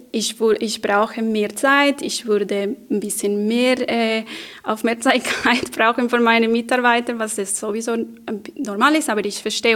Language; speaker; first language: German; non-native, fluent; Spanish